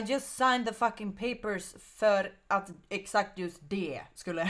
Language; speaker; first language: Swedish; native; Swedish